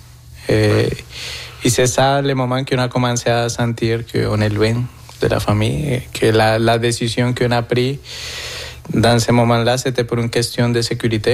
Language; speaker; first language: French; non-native, fluent; Spanish